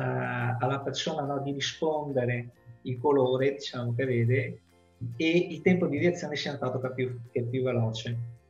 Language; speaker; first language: Italian; native; Italian